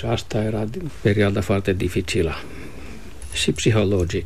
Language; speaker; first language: Romanian; non-native, fluent; Finnish